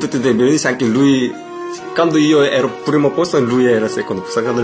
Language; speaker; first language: Italian; non-native, learner; Korean